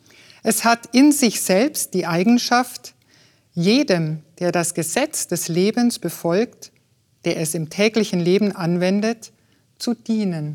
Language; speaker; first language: German; native; German